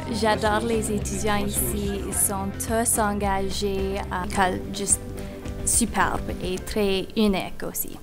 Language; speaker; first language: French; non-native, local second language; English